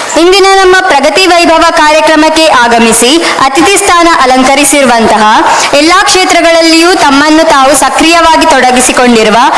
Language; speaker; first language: Kannada; native; Kannada